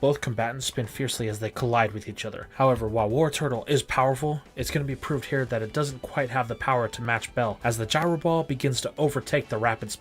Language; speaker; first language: English; native; English